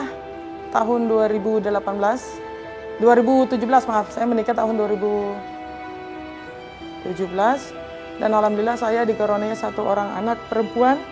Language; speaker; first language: Indonesian; native; Indonesian